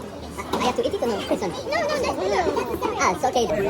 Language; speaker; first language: English; non-native, fluent; French